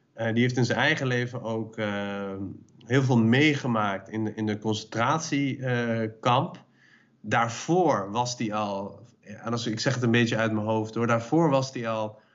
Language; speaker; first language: Dutch; early bilingual, other home language; Persian